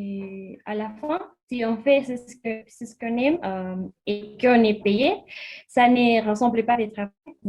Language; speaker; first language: French; non-native, learner; Spanish